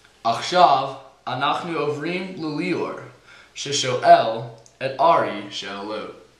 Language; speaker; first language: Hebrew; non-native, learner; English